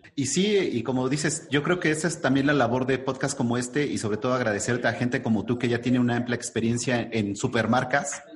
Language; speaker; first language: Spanish; native; Spanish